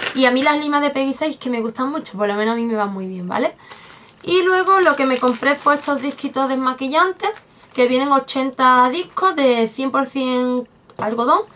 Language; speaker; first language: Spanish; native; Spanish